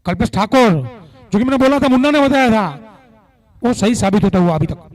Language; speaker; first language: Hindi; non-native, local second language; Gujarati